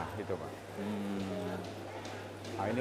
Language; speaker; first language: Indonesian; native; Indonesian